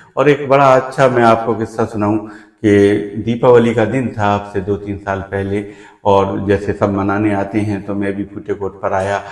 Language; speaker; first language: Hindi; native; Hindi